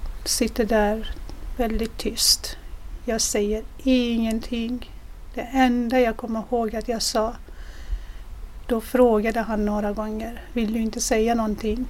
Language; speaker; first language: Swedish; non-native, fluent; Persian